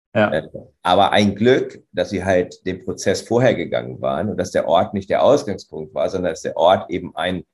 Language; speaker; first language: German; native; German